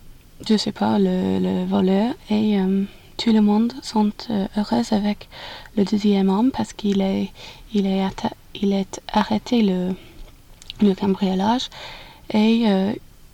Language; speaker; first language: French; non-native, learner; English